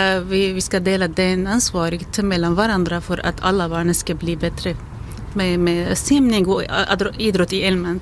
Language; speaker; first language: Swedish; non-native, learner; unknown